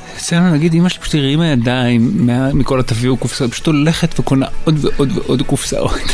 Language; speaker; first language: Hebrew; native; Hebrew